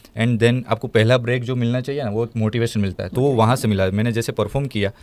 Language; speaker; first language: Hindi; non-native, local second language; Gujarati